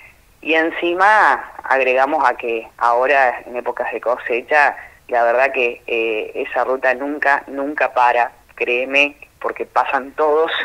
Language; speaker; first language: Spanish; native; Spanish